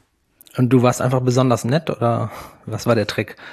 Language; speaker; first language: German; native; German